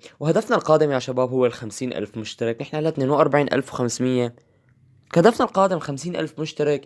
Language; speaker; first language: Arabic; native; Arabic